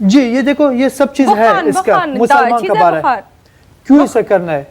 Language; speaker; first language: Hindi; non-native, learner; Persian